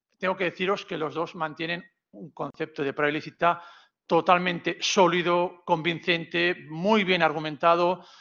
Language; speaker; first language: Spanish; non-native, local second language; Catalan